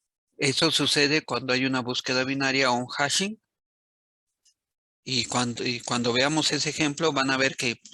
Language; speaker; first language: Spanish; native; Spanish